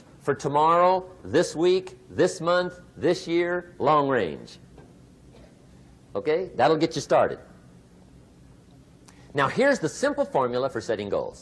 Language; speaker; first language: English; native; English